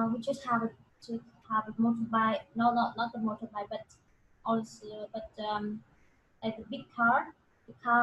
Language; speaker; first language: English; non-native, fluent; Vietnamese